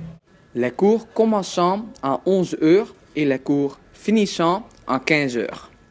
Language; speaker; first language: French; non-native, learner; Dutch